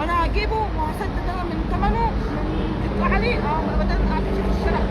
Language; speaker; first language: Arabic; native; Arabic